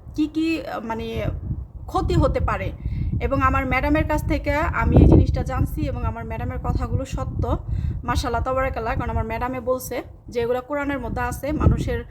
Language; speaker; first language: Bangla; native; Bangla